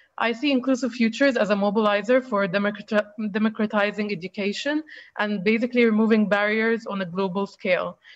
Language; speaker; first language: English; non-native, fluent; Arabic